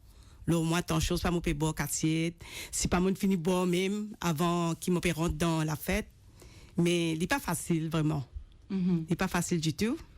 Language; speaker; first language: French; non-native, local second language; Morisyen